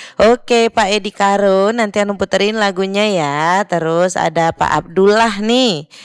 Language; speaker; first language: Indonesian; native; Indonesian